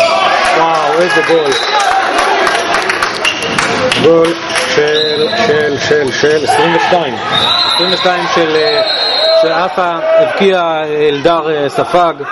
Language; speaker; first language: Hebrew; native; Hebrew